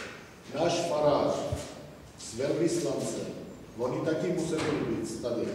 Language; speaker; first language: Czech; non-native, fluent; Armenian